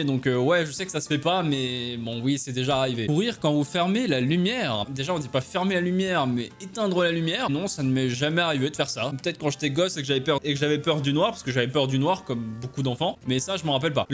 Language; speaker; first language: French; native; French